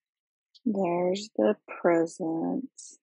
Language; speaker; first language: English; native; English